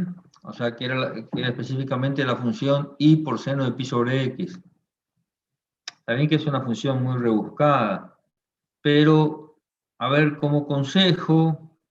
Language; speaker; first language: Spanish; native; Spanish